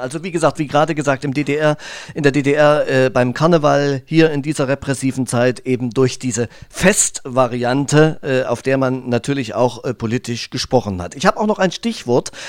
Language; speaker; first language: German; native; German